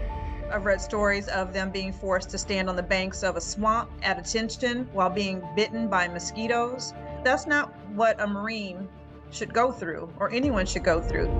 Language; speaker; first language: English; native; English